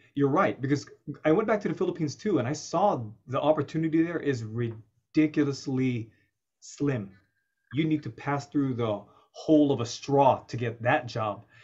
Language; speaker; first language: English; native; English